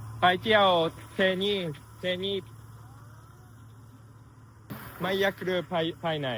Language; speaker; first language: Thai; non-native, learner; Japanese